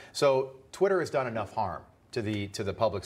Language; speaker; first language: English; native; English